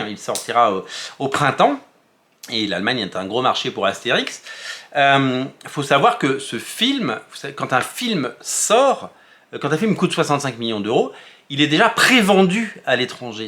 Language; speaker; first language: French; native; French